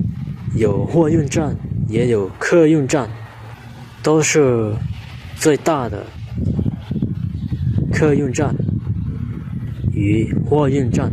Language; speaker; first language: Chinese; non-native, fluent; Hmong